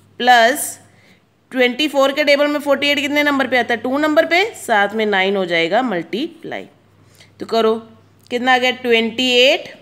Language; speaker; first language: Hindi; non-native, local second language; Punjabi